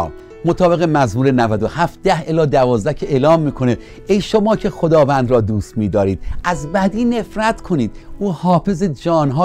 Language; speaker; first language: Persian; native; Persian